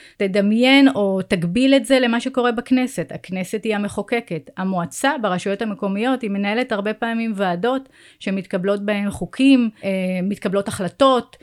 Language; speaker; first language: Hebrew; native; Hebrew